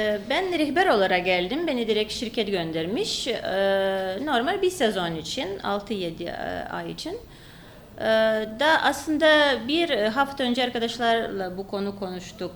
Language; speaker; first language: Turkish; non-native, fluent; Lithuanian